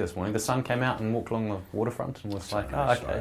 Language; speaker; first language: English; native; English